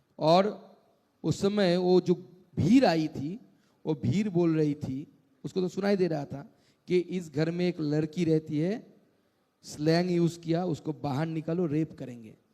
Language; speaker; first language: Hindi; non-native, local second language; Bangla